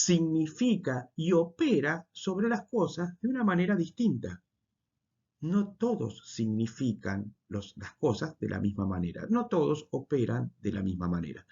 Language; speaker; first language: Spanish; native; Spanish